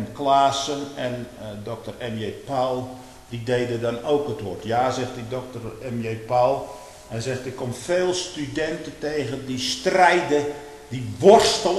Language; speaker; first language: Dutch; native; Dutch